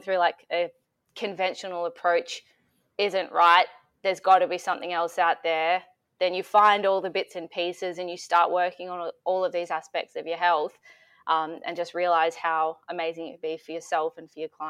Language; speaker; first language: English; native; English